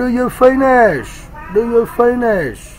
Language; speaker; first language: English; non-native, learner; Vietnamese